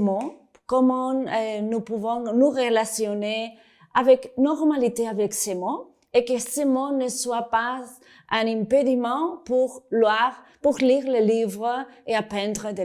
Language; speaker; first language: French; non-native, fluent; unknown